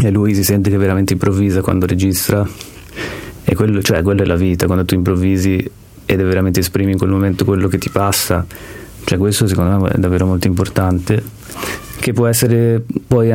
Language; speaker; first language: Italian; native; Italian